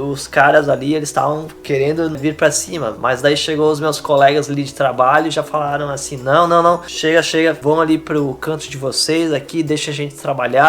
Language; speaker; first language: Portuguese; native; Portuguese